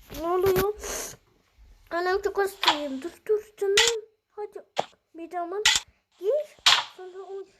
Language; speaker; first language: Turkish; early bilingual, heritage; Turkish